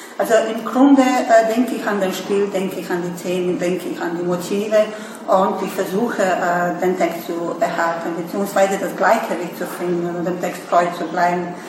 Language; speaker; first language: German; non-native, fluent; Serbian